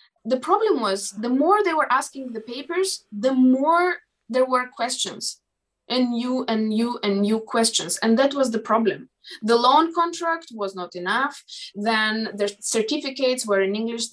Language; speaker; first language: English; non-native, fluent; Romanian